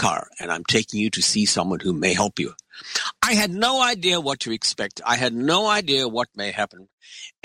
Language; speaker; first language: English; native; English